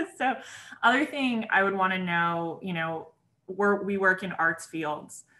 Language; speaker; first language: English; native; English